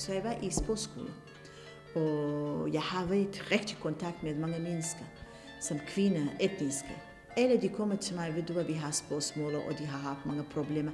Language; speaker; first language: Danish; non-native, fluent; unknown